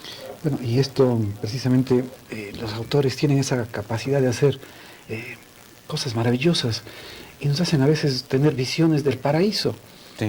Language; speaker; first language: Spanish; native; Spanish